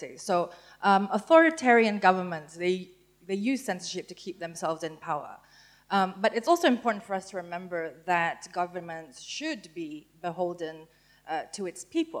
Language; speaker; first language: English; native; English